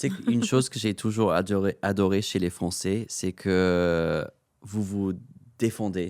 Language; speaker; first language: French; non-native, fluent; English